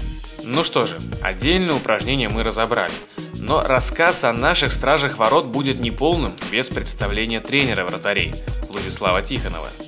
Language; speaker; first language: Russian; native; Russian